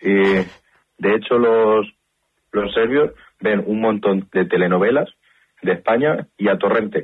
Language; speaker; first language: Spanish; native; Spanish